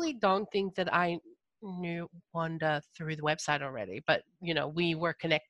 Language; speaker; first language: English; native; English